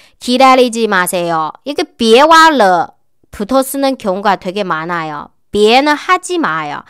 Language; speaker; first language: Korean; non-native, fluent; Chinese